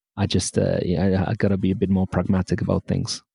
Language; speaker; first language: English; non-native, fluent; Spanish